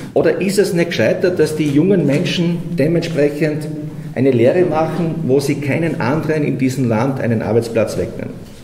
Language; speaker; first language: German; native; German